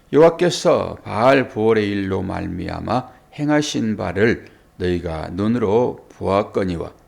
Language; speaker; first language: Korean; native; Korean